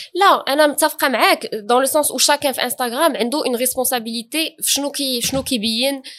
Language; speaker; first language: Arabic; native; Arabic